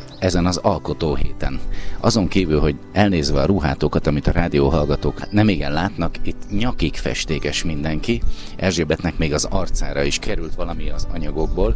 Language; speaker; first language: Hungarian; native; Hungarian